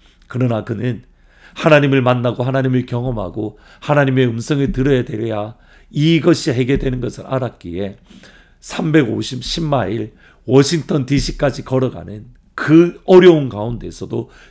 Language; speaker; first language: Korean; native; Korean